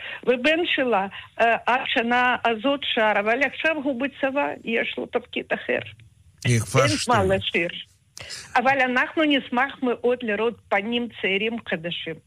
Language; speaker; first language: Hebrew; non-native, fluent; Russian